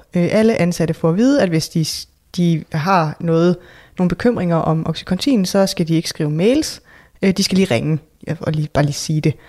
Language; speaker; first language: Danish; native; Danish